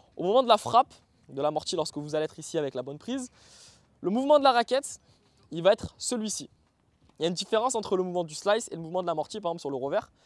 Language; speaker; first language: French; native; French